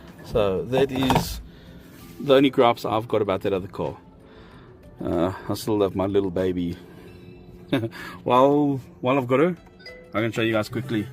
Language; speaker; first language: English; native; English